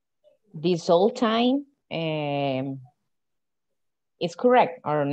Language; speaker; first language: English; non-native, learner; Spanish